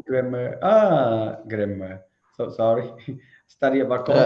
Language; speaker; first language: English; non-native, learner; Khmer